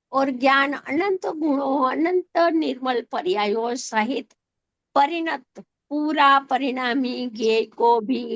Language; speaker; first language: Hindi; non-native, local second language; Gujarati